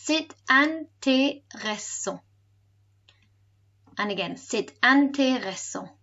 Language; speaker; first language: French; non-native, fluent; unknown